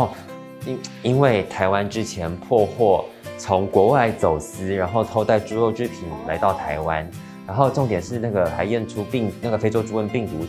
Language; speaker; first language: Chinese; native; Chinese